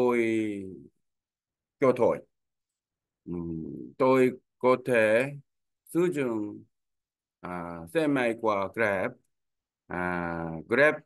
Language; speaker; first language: Vietnamese; non-native, learner; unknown